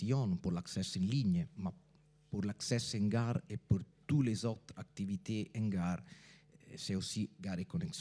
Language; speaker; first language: French; non-native, fluent; Italian